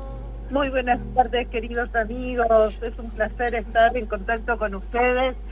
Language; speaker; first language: Spanish; native; Spanish